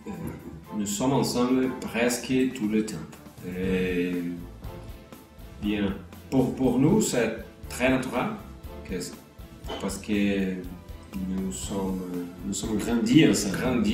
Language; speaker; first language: French; non-native, learner; Portuguese